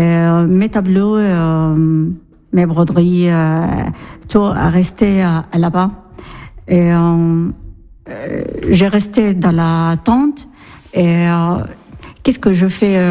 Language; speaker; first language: French; non-native, learner; Arabic